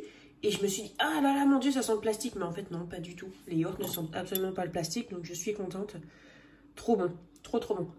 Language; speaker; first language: French; native; French